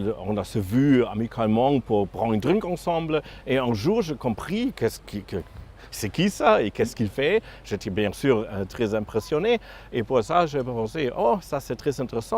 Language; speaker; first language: French; non-native, fluent; German